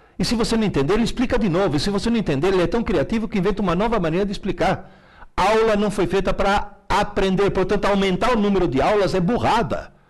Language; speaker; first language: Portuguese; early bilingual, other home language; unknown